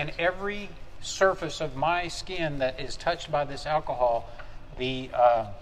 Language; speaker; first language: English; early bilingual, other home language; Spanish